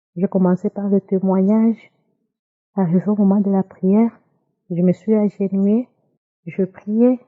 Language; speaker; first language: French; non-native, local second language; Lingala